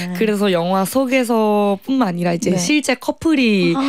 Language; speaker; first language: Korean; non-native, fluent; Thai